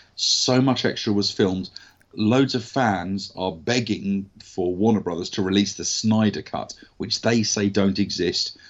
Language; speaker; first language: English; native; English